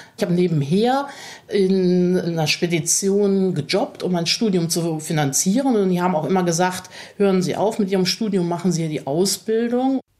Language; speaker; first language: German; native; German